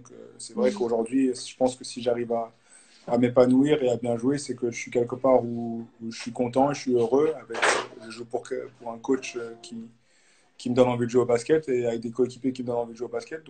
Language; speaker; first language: French; native; French